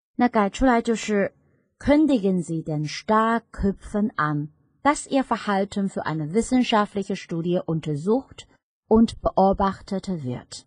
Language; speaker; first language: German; non-native, fluent; Chinese